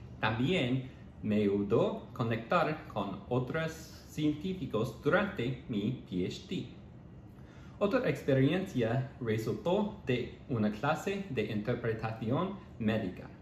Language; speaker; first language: Spanish; non-native, fluent; English